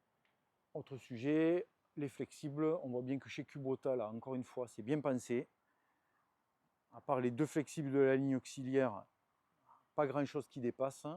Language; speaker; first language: French; native; French